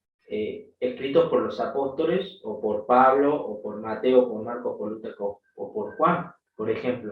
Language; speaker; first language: Spanish; native; Spanish